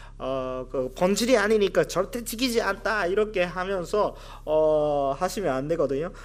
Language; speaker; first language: Korean; non-native, fluent; Japanese